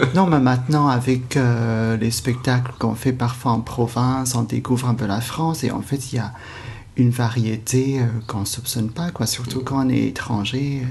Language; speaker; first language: French; non-native, fluent; Cantonese